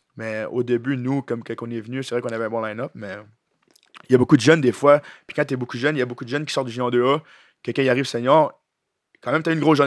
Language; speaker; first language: French; native; French